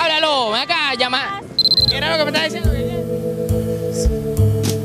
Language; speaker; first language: Spanish; native; Spanish